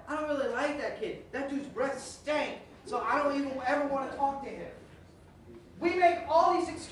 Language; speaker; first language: English; native; English